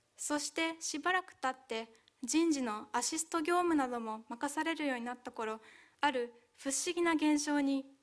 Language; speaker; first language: Japanese; early bilingual, other home language; Hungarian